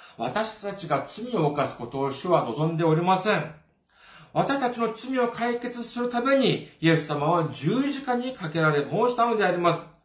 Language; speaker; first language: Japanese; non-native, fluent; Korean